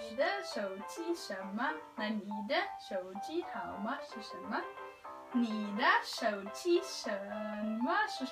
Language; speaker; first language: Chinese; non-native, learner; Norwegian